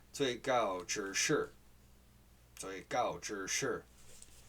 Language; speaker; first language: Chinese; non-native, fluent; English